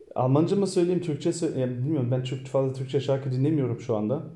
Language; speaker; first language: Turkish; early bilingual, heritage; Turkish